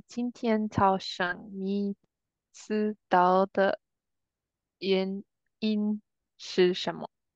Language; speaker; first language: Chinese; non-native, learner; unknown